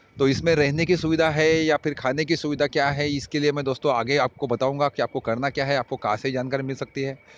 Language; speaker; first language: Hindi; non-native, local second language; Marathi